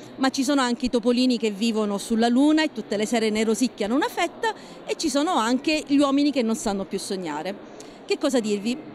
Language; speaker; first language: Italian; native; Italian